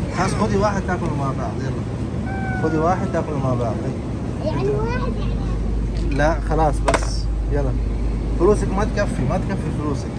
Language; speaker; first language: Arabic; non-native, fluent; Urdu